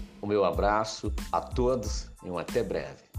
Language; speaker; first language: Portuguese; native; Portuguese